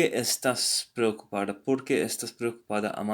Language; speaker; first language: Spanish; non-native, learner; English